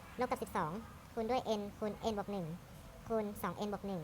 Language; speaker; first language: Thai; native; Thai